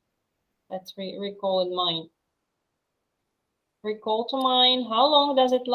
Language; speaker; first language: English; non-native, fluent; Russian